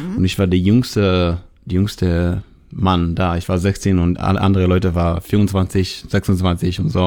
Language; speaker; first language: German; non-native, learner; Hebrew